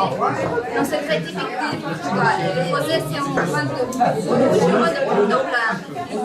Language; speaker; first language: French; non-native, learner; Portuguese